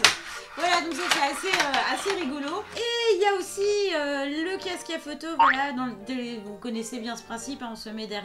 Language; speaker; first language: French; native; French